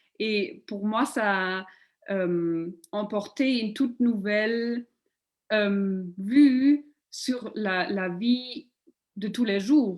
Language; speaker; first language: French; non-native, local second language; German